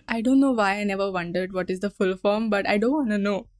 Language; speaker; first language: English; non-native, local second language; Konkani